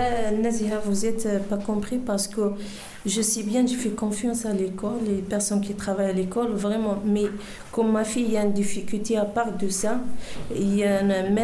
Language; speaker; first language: French; non-native, learner; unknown